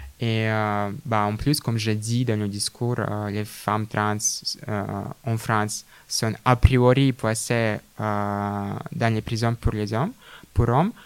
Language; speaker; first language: French; non-native, fluent; Russian